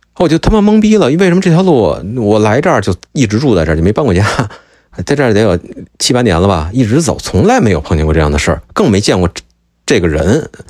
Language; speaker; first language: Chinese; native; Chinese